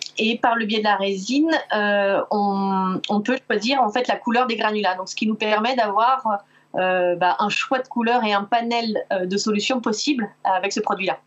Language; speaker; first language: French; native; French